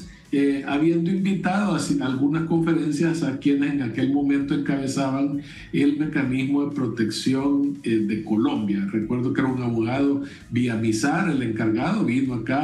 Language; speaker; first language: Spanish; native; Spanish